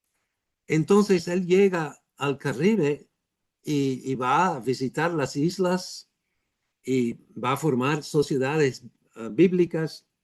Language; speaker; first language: Spanish; non-native, fluent; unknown